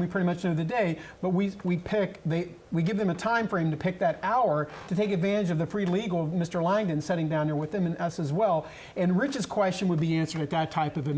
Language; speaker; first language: English; native; English